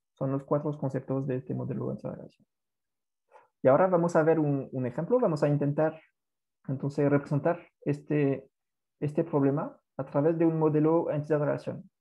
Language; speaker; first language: Spanish; non-native, fluent; French